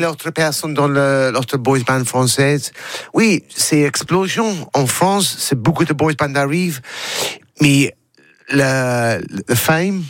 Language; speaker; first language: French; non-native, learner; English